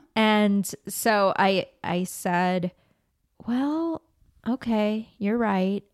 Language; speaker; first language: English; native; English